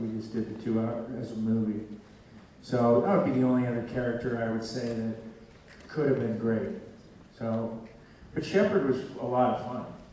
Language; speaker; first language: English; native; English